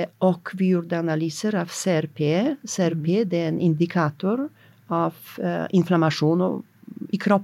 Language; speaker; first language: Swedish; non-native, fluent; Polish